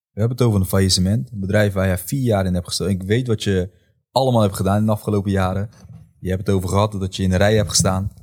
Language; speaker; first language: Dutch; native; Dutch